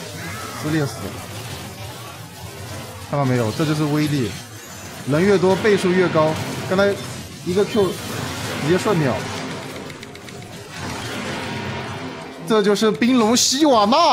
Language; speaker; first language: Chinese; native; Chinese